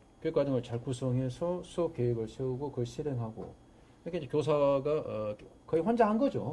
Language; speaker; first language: Korean; native; Korean